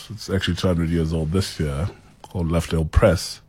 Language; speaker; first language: English; non-native, local second language; Xhosa